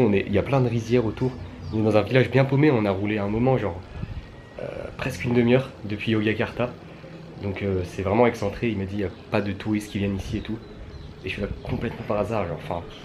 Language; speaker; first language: French; native; French